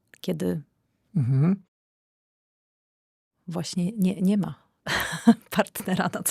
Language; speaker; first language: Polish; native; Polish